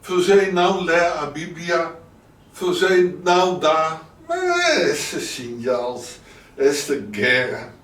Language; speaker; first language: Portuguese; non-native, learner; Dutch